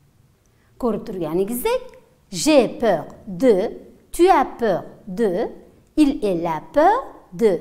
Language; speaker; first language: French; non-native, fluent; Uzbek